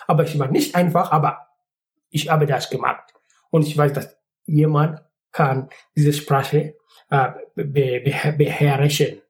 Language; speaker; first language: German; non-native, learner; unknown